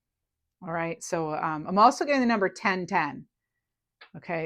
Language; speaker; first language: English; native; English